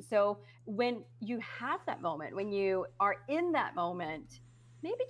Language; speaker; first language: English; non-native, fluent; Dutch